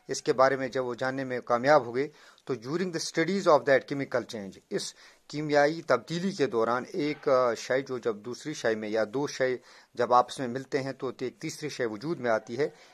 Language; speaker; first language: Urdu; non-native, local second language; Kashmiri